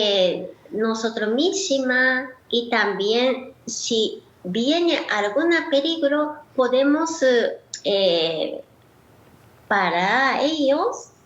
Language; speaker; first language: Spanish; non-native, learner; Japanese